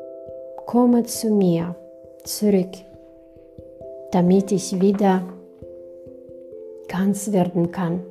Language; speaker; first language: German; non-native, fluent; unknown